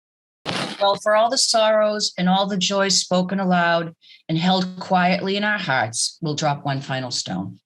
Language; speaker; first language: English; native; English